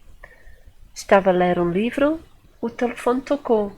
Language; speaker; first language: Portuguese; non-native, fluent; English